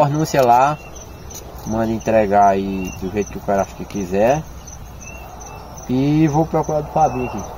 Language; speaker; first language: Portuguese; native; Portuguese